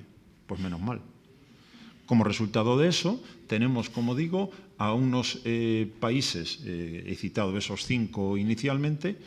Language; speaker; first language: Spanish; native; Spanish